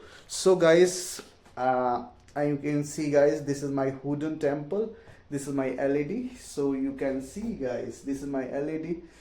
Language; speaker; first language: English; non-native, learner; Hindi